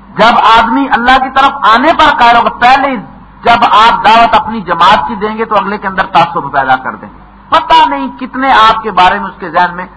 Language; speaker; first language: Urdu; non-native, local second language; Punjabi